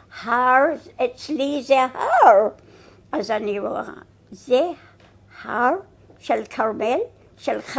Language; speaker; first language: Hebrew; non-native, fluent; English